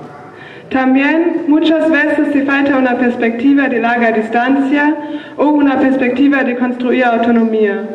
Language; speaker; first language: Spanish; non-native, learner; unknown